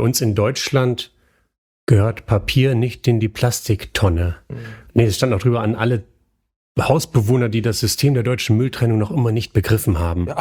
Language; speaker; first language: German; native; German